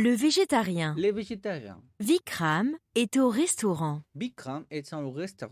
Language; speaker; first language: French; non-native, learner; Spanish